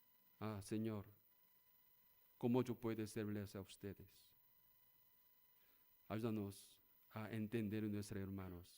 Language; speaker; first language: Spanish; non-native, learner; Korean